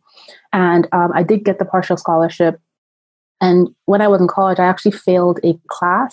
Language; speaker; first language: English; non-native, local second language; Yoruba